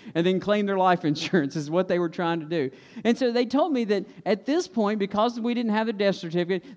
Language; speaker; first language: English; native; English